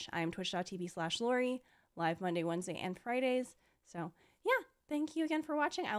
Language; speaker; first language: English; native; English